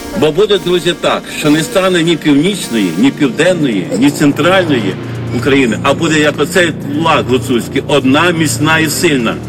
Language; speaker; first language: Ukrainian; native; Ukrainian